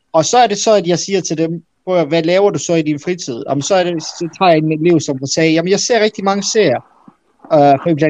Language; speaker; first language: Danish; early bilingual, other home language; Bosnian